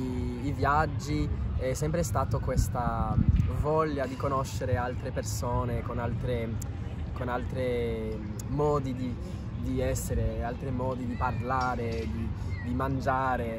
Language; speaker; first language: Italian; non-native, fluent; French